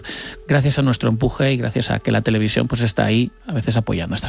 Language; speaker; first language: Spanish; native; Spanish